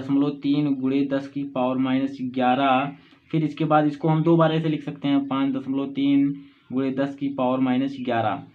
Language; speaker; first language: Hindi; native; Hindi